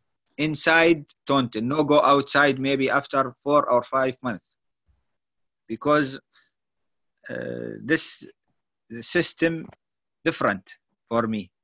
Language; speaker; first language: English; non-native, learner; Arabic